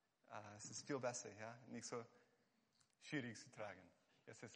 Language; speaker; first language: German; non-native, fluent; Hungarian